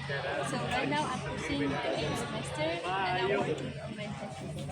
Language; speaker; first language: English; non-native, fluent; Tajik